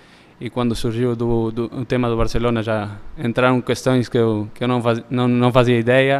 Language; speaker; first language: Portuguese; early bilingual, heritage; Spanish